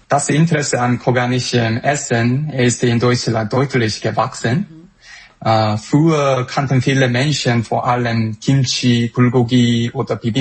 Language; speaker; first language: German; non-native, fluent; Korean